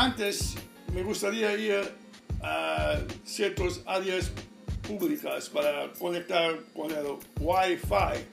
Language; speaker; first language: Spanish; non-native, fluent; English